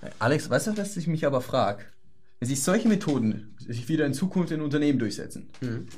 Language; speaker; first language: German; native; German